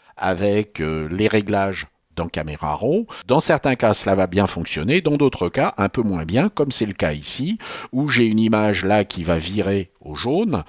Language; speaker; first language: French; native; French